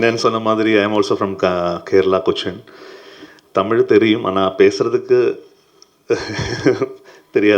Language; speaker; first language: Tamil; non-native, learner; Malayalam